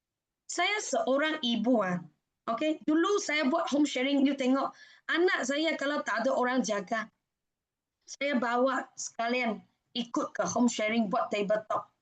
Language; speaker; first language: Indonesian; non-native, fluent; Malay